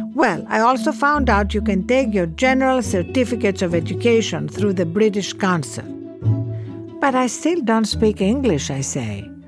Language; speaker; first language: English; non-native, fluent; Greek